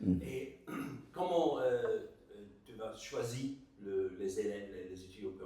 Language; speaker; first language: French; non-native, learner; English